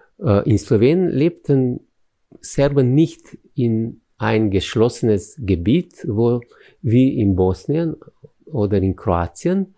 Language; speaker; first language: German; non-native, fluent; Slovenian